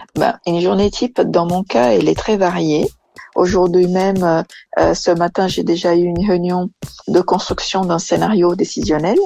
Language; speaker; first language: French; non-native, fluent; Portuguese